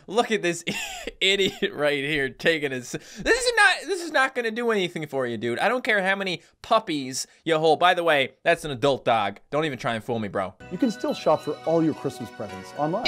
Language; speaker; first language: English; native; English